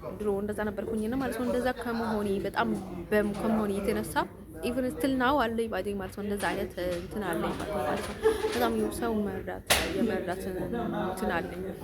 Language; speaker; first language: Amharic; native; Amharic